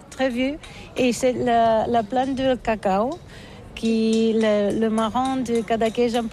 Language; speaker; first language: French; non-native, learner; Catalan